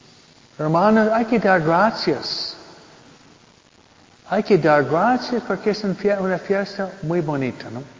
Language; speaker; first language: Spanish; non-native, fluent; English